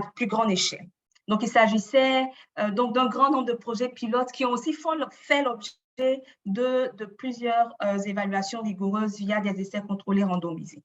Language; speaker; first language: French; native; French